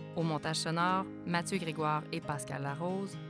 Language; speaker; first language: French; native; French